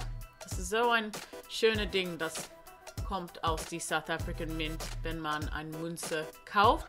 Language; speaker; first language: German; non-native, learner; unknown